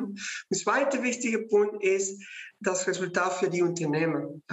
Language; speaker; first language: German; non-native, fluent; Spanish